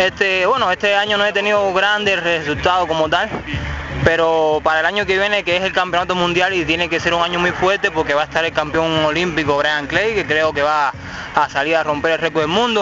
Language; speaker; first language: Spanish; native; Spanish